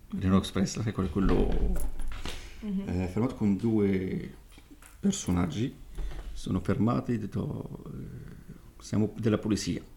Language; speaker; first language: Italian; non-native, fluent; Arabic